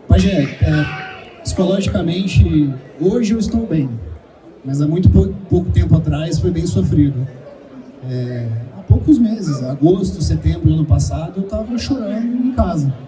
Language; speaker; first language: Portuguese; native; Portuguese